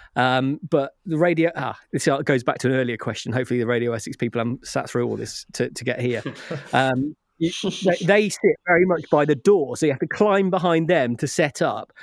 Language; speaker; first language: English; native; English